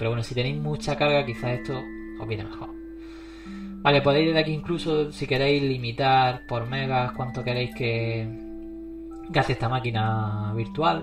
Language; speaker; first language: Spanish; native; Spanish